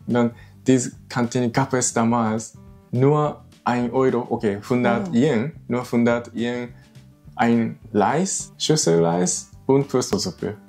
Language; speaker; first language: German; non-native, learner; Japanese